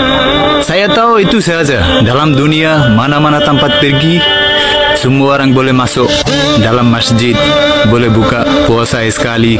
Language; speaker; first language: Malay; non-native, learner; Bangla